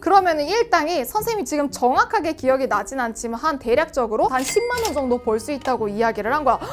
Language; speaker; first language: Korean; native; Korean